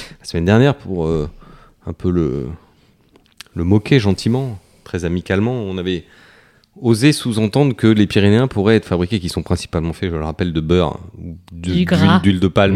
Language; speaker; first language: French; native; French